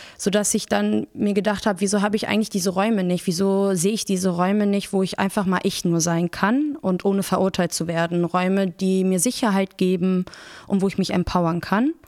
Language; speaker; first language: German; early bilingual, other home language; Persian